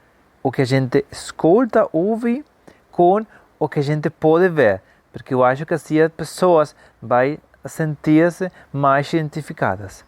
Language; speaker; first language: Portuguese; non-native, fluent; Spanish